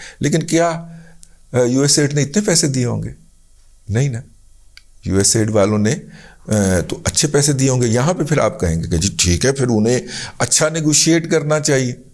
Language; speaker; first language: Urdu; native; Urdu